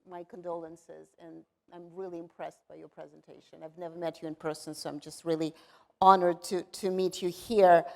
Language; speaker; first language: English; non-native, fluent; Russian